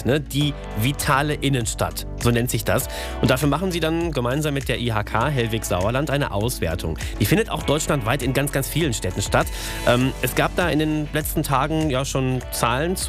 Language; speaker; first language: German; native; German